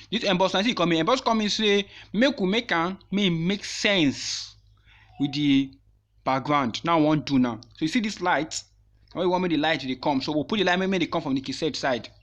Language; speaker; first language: Nigerian Pidgin; non-native, local second language; Yoruba